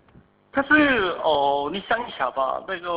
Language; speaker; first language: Chinese; non-native, fluent; Korean